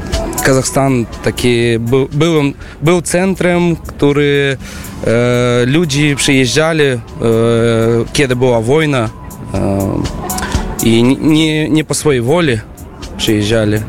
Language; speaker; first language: Polish; non-native, learner; Russian